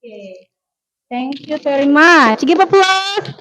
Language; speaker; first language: English; non-native, fluent; Indonesian